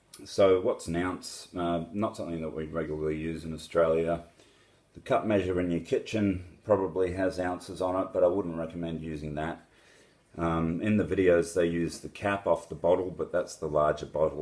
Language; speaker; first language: English; native; English